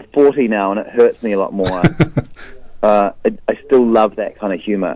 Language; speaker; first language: English; native; English